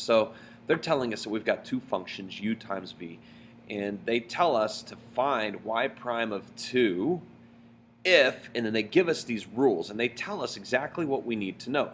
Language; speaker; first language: English; native; English